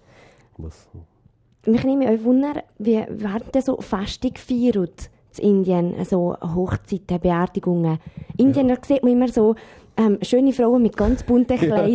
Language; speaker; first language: German; native; German